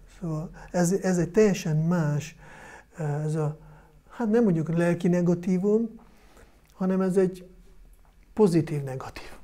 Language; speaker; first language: Hungarian; non-native, fluent; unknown